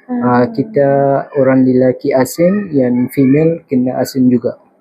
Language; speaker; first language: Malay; non-native, fluent; Arabic